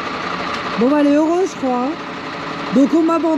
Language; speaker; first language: French; native; French